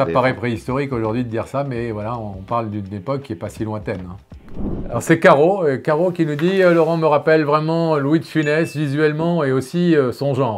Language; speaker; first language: French; native; French